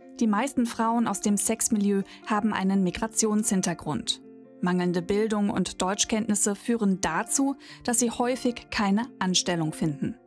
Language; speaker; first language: German; native; German